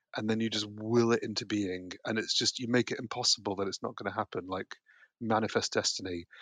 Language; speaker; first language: English; native; English